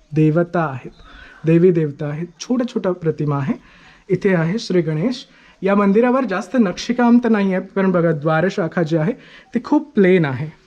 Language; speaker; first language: Marathi; native; Marathi